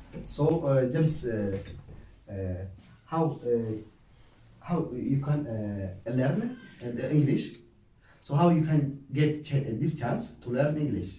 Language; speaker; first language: English; non-native, learner; Oromo